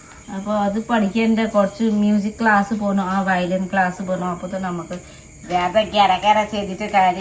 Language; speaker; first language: Malayalam; non-native, fluent; Nepali